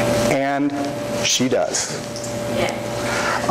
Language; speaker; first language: English; native; English